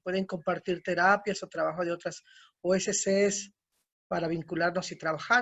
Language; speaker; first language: Spanish; native; Spanish